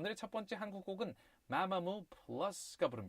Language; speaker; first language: Korean; native; Korean